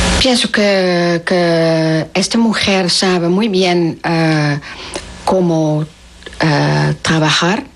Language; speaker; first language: Spanish; non-native, learner; Dutch